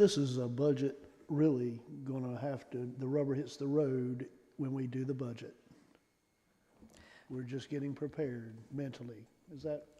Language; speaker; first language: English; native; English